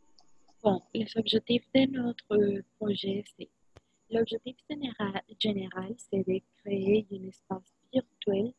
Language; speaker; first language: French; non-native, learner; Spanish